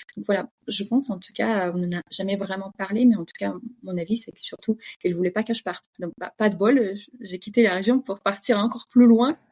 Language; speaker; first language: French; non-native, fluent; Russian